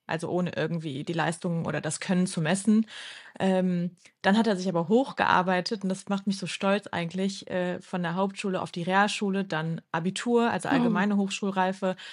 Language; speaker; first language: German; early bilingual, other home language; Turkish